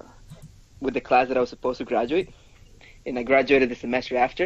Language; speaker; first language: English; non-native, fluent; Spanish